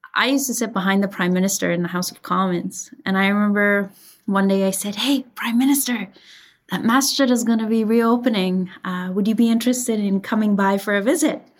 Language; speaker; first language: English; early bilingual, other home language; Persian